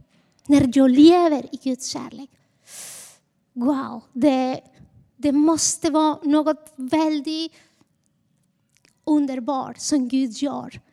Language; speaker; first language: Swedish; non-native, fluent; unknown